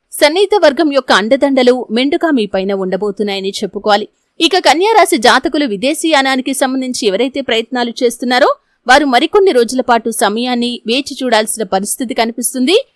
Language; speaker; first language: Telugu; native; Telugu